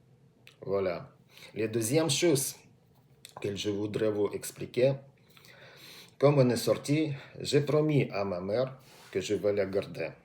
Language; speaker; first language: French; non-native, learner; Russian